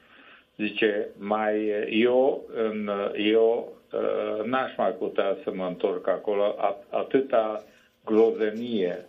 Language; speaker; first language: Romanian; non-native, local second language; Hungarian